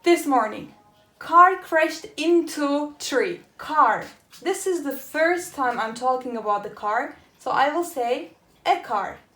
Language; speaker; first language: English; non-native, fluent; Turkish